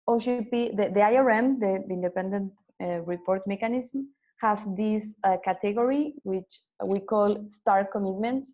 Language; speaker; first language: English; non-native, fluent; Spanish